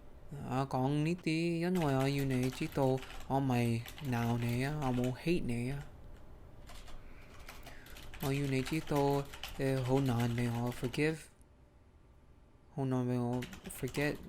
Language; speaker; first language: Cantonese; early bilingual, heritage; Cantonese